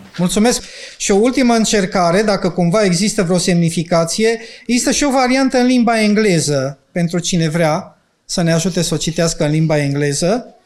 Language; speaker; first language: Romanian; non-native, local second language; Ukrainian